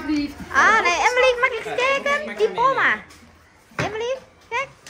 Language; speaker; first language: Dutch; non-native, learner; Thai